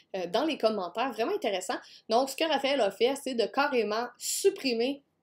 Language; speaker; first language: French; native; French